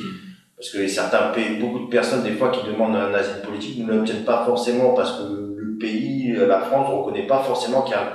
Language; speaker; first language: French; native; French